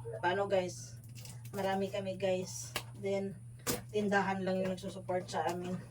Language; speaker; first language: Filipino; non-native, local second language; Cebuano